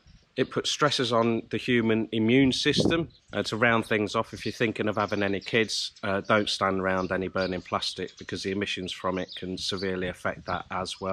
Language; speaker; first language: English; native; English